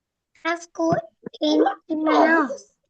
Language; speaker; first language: English; non-native, learner; Vietnamese